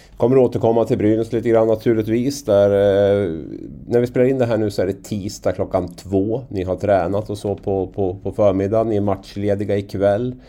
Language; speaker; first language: Swedish; native; Swedish